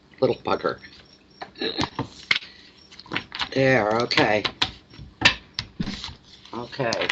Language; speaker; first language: English; native; English